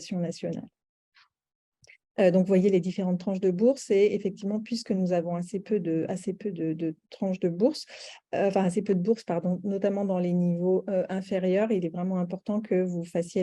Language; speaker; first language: French; native; French